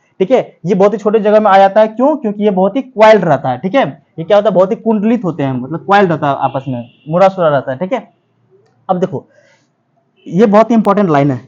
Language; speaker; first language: Hindi; native; Hindi